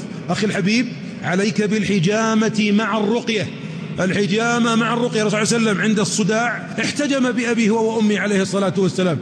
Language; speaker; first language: Arabic; native; Arabic